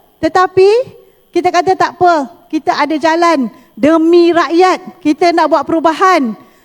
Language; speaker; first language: Malay; native; Malay